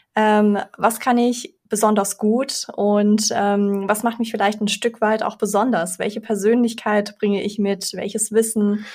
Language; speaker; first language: German; early bilingual, other home language; Russian